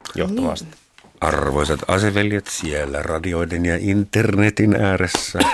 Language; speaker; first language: Finnish; non-native, fluent; German